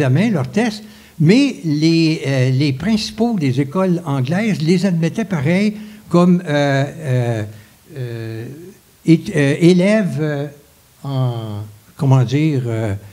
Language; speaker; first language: French; native; French